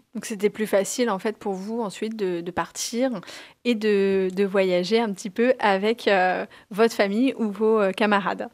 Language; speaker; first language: French; native; French